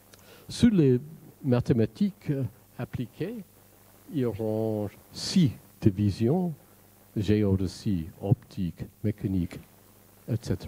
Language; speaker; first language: French; non-native, fluent; English